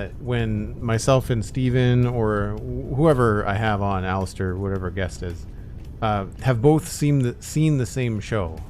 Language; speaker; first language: English; native; English